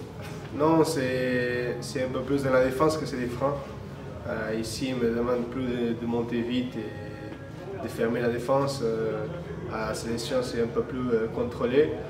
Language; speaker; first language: French; non-native, fluent; Portuguese